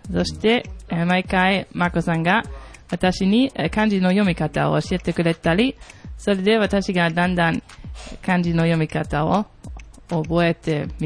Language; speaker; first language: Japanese; non-native, learner; German